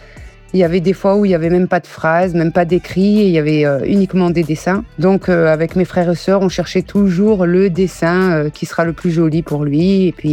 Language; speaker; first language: French; early bilingual, other home language; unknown